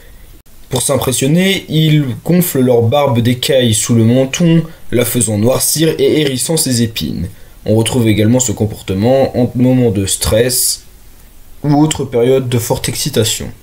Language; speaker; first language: French; native; French